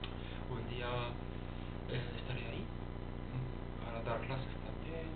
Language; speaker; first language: Spanish; non-native, fluent; German